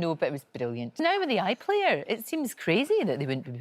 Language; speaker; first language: English; native; English